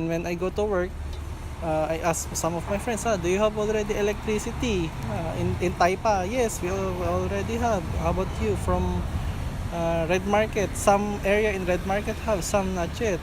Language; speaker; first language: English; non-native, learner; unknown